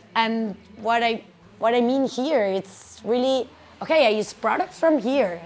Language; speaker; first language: English; non-native, fluent; Italian